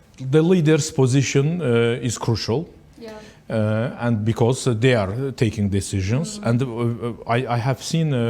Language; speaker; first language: English; non-native, learner; Azerbaijani